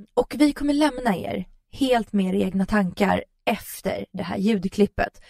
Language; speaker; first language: Swedish; early bilingual, other home language; Russian